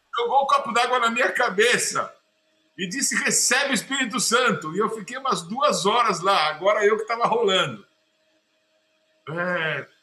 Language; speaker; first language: Portuguese; native; Portuguese